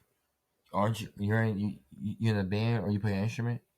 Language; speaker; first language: English; native; English